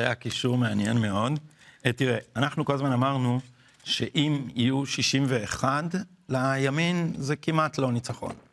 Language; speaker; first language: Hebrew; native; Hebrew